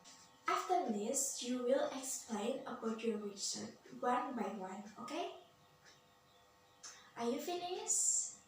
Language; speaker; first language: English; non-native, learner; Indonesian